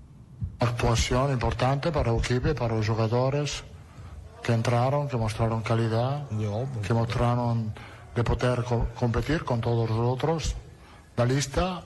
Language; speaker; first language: Portuguese; non-native, learner; Italian